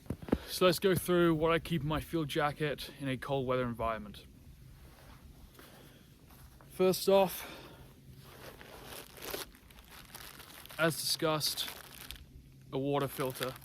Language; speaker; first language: English; native; English